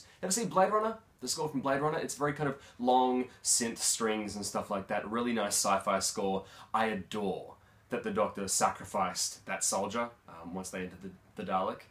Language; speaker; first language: English; native; English